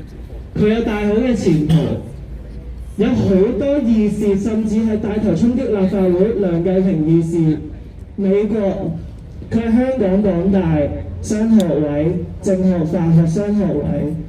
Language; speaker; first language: Cantonese; native; Cantonese